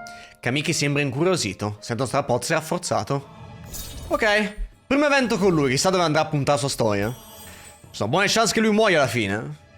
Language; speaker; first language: Italian; native; Italian